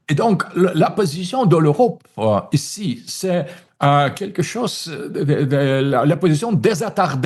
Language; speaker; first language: French; non-native, fluent; Russian